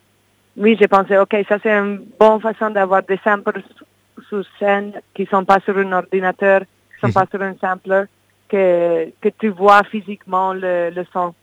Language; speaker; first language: French; non-native, fluent; English